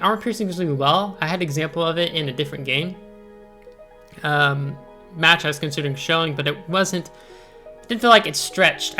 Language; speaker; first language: English; native; English